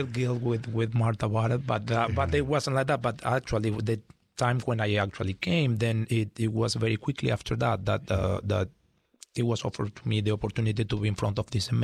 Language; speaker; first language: English; non-native, fluent; Spanish